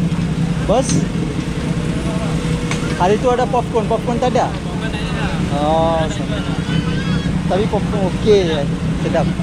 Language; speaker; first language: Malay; non-native, learner; Bangla